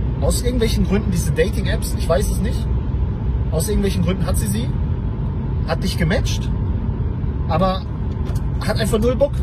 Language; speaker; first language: German; native; German